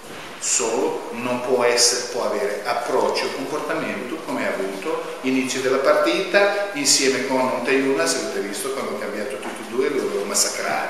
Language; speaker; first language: Italian; non-native, fluent; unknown